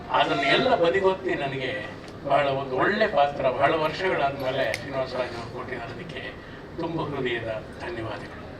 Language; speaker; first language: Kannada; native; Kannada